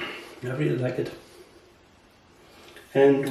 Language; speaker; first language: English; non-native, learner; German